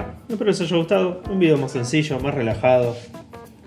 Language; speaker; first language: Spanish; native; Spanish